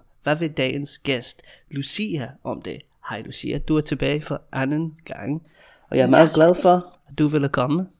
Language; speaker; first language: Danish; non-native, fluent; English